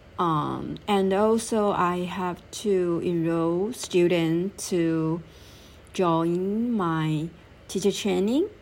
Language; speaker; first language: English; non-native, learner; Chinese